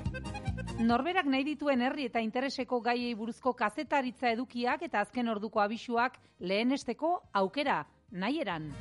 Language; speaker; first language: Basque; native; Basque